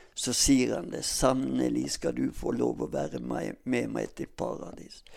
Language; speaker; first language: Norwegian; native; Norwegian